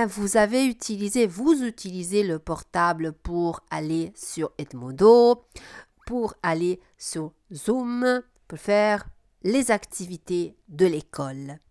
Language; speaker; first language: French; non-native, fluent; Italian